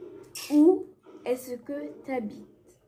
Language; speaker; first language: French; non-native, fluent; Spanish